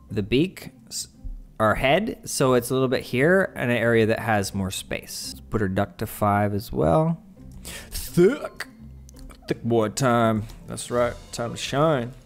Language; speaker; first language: English; native; English